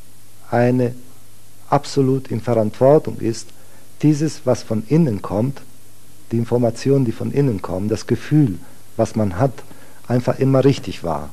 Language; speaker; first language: German; non-native, fluent; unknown